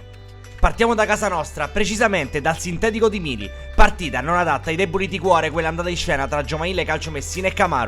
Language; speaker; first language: Italian; native; Italian